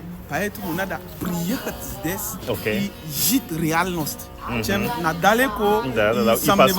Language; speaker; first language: Russian; non-native, fluent; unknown